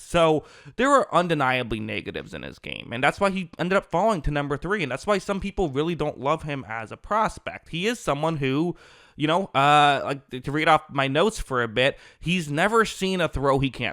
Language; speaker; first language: English; native; English